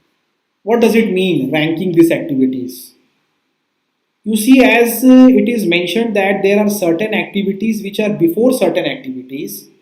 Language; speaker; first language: English; non-native, local second language; Hindi